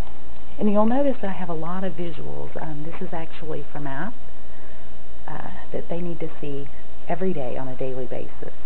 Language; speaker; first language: English; native; English